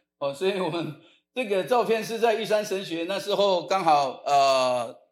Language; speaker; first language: Chinese; non-native, local second language; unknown